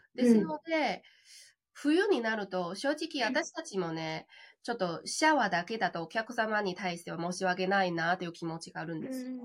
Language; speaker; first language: Japanese; non-native, fluent; Chinese